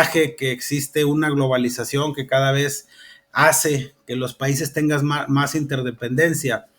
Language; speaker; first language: Spanish; native; Spanish